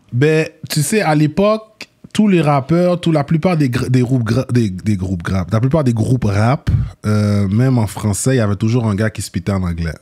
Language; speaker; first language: French; early bilingual, other home language; Haitian Creole